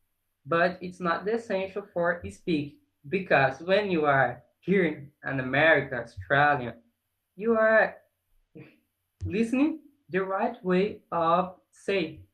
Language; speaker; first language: English; non-native, learner; Portuguese